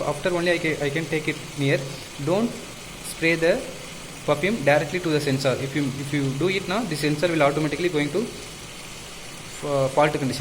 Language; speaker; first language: English; non-native, local second language; Tamil